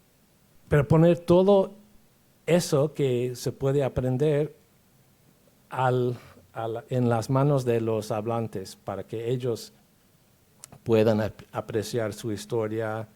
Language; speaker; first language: Spanish; non-native, fluent; English